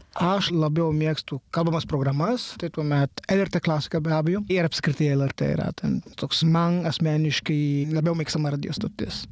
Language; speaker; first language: Lithuanian; non-native, fluent; Italian